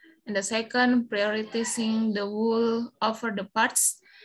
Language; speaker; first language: English; non-native, learner; Indonesian